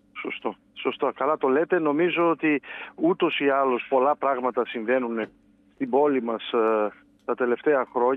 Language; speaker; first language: Greek; native; Greek